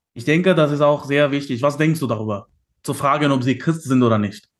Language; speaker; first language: German; non-native, fluent; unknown